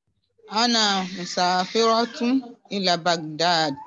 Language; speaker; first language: Arabic; non-native, learner; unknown